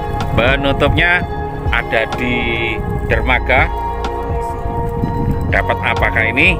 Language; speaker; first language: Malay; non-native, local second language; Javanese